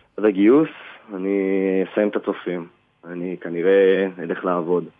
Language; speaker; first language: Hebrew; native; Hebrew